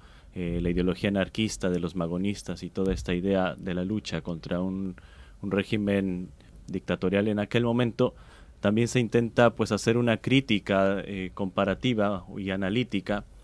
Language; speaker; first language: Spanish; native; Spanish